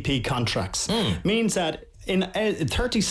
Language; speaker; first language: English; native; English